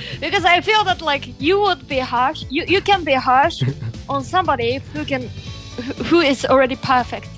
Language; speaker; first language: English; non-native, fluent; Japanese